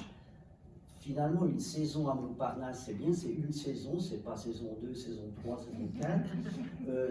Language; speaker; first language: French; native; French